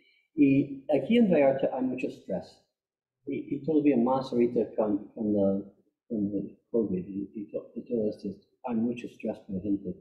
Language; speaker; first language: Spanish; non-native, fluent; English